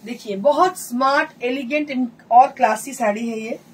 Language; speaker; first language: Hindi; non-native, local second language; Bangla